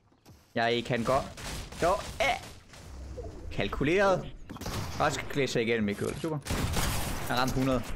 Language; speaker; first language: Danish; native; Danish